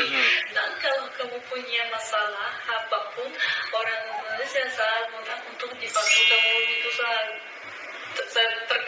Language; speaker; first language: Indonesian; non-native, fluent; Russian